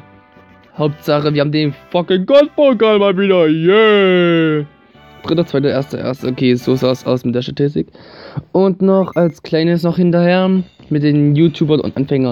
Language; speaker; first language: German; native; German